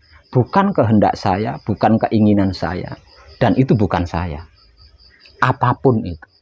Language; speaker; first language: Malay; non-native, local second language; Javanese